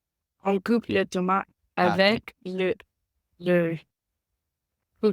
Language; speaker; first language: French; non-native, learner; Spanish